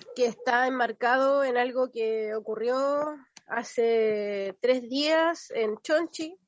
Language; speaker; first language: Spanish; native; Spanish